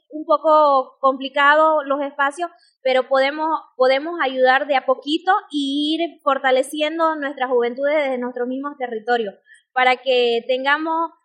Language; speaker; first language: Spanish; native; Spanish